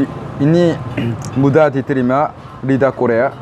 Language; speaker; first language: Indonesian; non-native, fluent; Korean